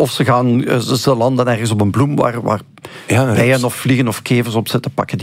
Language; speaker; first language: Dutch; native; Dutch